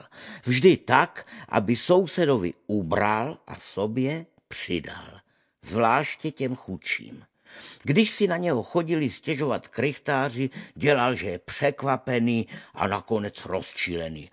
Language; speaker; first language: Czech; native; Czech